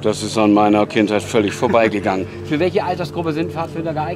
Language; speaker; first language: German; native; German